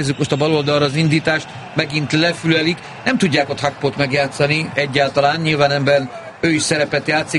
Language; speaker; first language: Hungarian; native; Hungarian